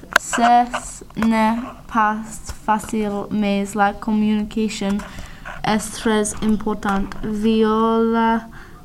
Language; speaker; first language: French; non-native, learner; Spanish